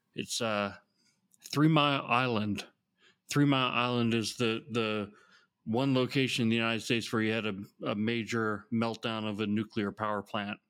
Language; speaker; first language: English; native; English